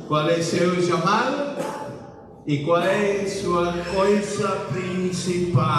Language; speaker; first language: Portuguese; non-native, learner; English